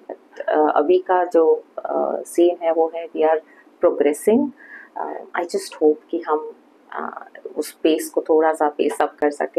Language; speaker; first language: Hindi; native; Hindi